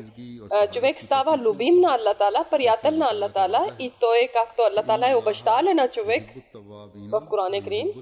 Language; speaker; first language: Bulgarian; non-native, local second language; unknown